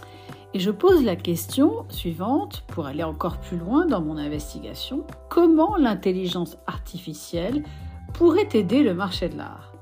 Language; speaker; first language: French; native; French